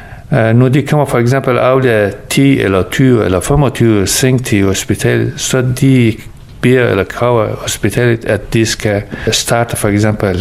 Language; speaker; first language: Danish; early bilingual, other home language; Persian